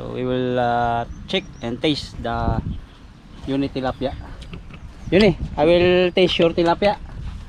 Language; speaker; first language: English; non-native, local second language; Filipino